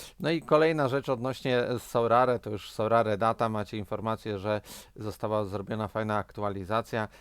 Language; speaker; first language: Polish; native; Polish